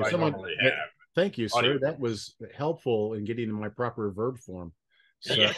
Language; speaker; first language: English; native; English